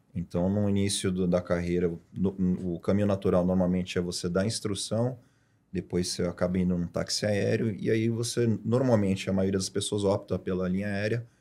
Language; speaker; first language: Portuguese; early bilingual, other home language; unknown